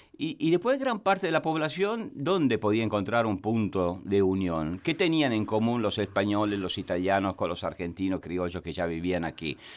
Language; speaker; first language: Spanish; non-native, fluent; Italian